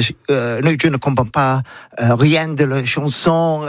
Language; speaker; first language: French; non-native, learner; English